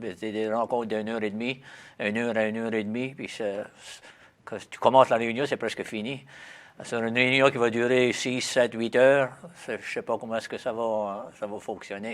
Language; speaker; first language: French; native; French